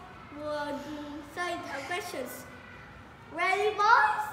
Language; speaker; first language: English; non-native, learner; Vietnamese